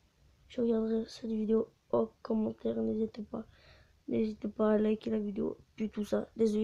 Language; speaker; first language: French; native; French